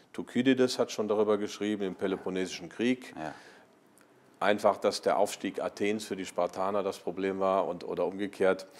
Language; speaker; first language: German; native; German